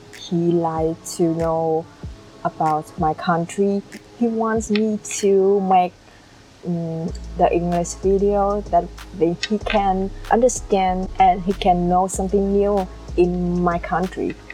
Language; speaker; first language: English; non-native, learner; Vietnamese